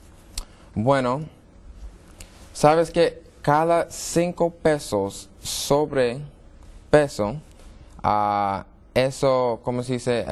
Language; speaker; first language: Spanish; non-native, learner; English